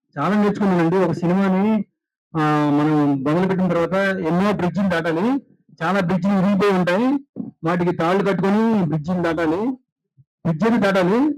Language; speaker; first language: Telugu; native; Telugu